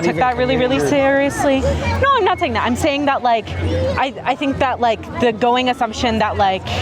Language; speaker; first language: English; early bilingual, other home language; Urdu